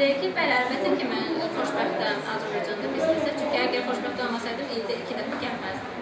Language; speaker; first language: Turkish; non-native, learner; Azerbaijani